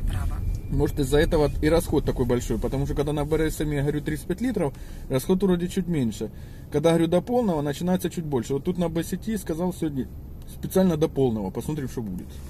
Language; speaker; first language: Russian; native; Russian